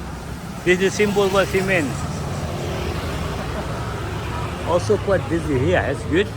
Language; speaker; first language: English; non-native, learner; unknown